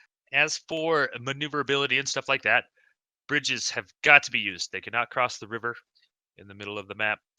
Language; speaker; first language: English; native; English